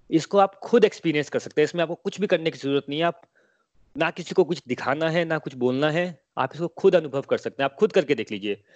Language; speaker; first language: Hindi; native; Hindi